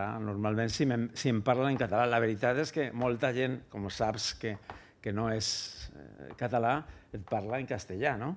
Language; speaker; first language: Catalan; non-native, local second language; Spanish